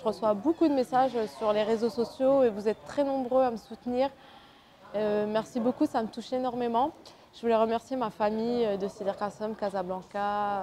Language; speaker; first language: French; early bilingual, other home language; Arabic